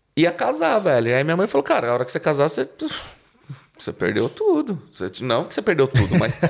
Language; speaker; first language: Portuguese; non-native, local second language; Spanish